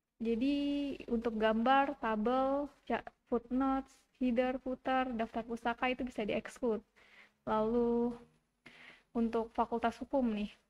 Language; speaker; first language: Indonesian; native; Indonesian